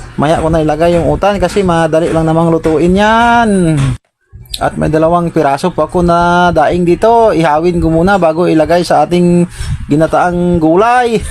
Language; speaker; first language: Filipino; non-native, local second language; Cebuano